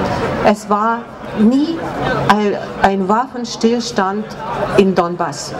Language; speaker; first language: German; non-native, fluent; Russian